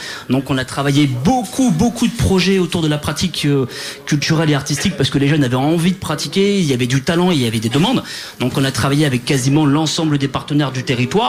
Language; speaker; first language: French; native; French